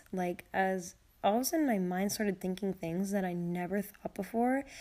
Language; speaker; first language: English; native; English